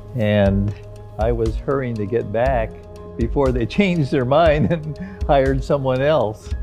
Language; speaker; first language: English; native; English